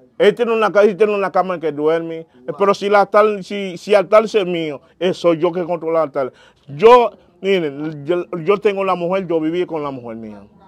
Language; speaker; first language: Spanish; non-native, learner; Haitian Creole